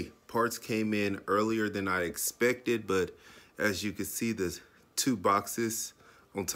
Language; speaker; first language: English; native; English